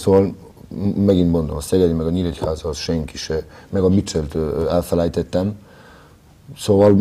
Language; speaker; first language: Hungarian; non-native, fluent; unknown